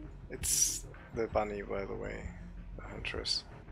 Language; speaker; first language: English; non-native, fluent; German